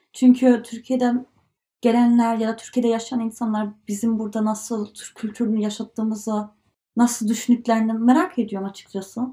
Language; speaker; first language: Turkish; early bilingual, heritage; Turkish